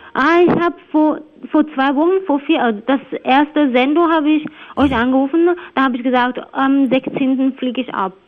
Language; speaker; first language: German; non-native, learner; Chinese